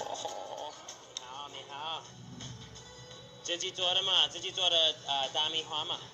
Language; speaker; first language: Chinese; non-native, learner; English